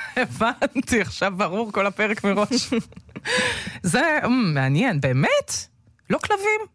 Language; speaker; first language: Hebrew; early bilingual, other home language; Russian